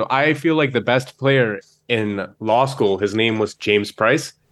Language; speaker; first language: English; native; English